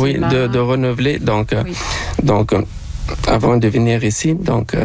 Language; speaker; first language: French; non-native, local second language; Arabic